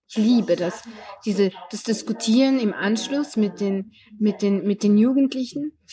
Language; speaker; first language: German; early bilingual, other home language; Arabic